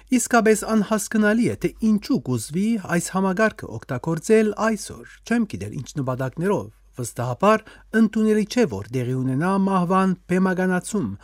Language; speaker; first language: Armenian; early bilingual, heritage; Armenian